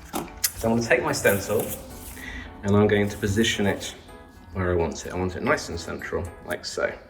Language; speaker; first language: English; native; English